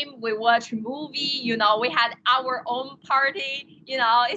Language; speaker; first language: English; non-native, fluent; Chinese